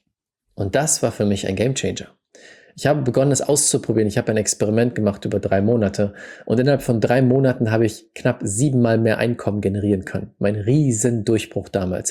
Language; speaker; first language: German; native; German